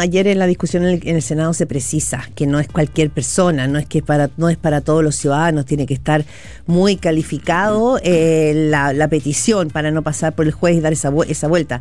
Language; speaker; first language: Spanish; native; Spanish